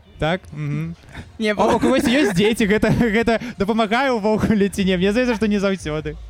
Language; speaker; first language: Belarusian; non-native, local second language; Russian